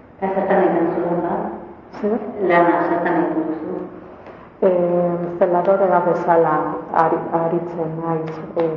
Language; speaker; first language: Basque; non-native, local second language; Spanish